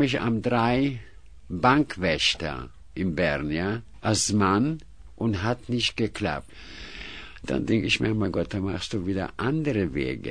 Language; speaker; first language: German; non-native, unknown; Russian